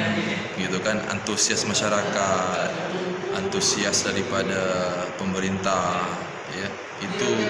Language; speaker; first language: Indonesian; native; Indonesian